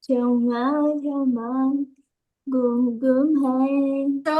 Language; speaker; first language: Korean; non-native, learner; Indonesian